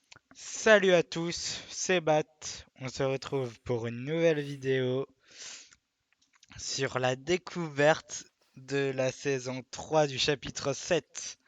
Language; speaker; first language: French; native; French